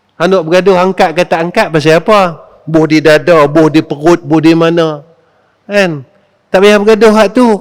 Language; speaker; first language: Malay; native; Malay